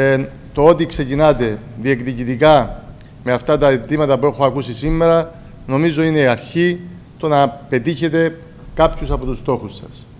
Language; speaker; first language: Greek; native; Greek